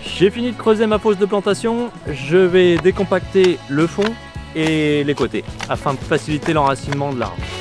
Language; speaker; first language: French; native; French